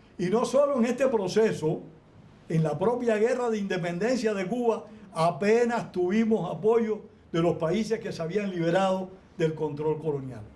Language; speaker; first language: Spanish; native; Spanish